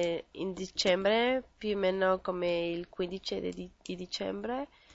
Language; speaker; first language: Italian; non-native, learner; Spanish